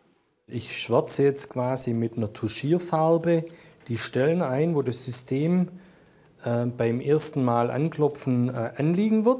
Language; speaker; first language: German; native; German